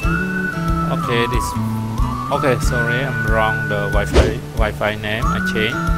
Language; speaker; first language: English; non-native, learner; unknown